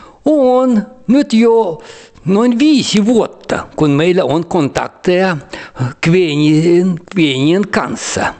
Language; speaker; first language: Finnish; early bilingual, heritage; Finnish